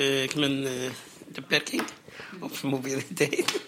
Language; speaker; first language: Dutch; non-native, learner; Arabic